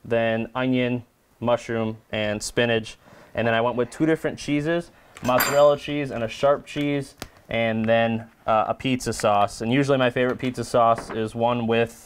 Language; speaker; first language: English; native; English